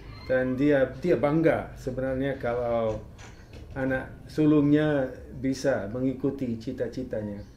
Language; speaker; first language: Indonesian; non-native, fluent; English